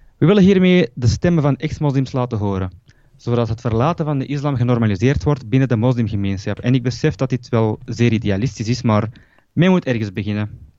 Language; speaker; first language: Dutch; early bilingual, other home language; Turkish